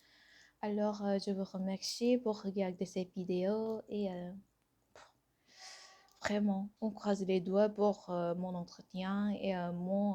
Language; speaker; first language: French; non-native, fluent; Korean